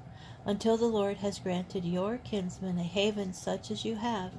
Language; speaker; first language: English; native; English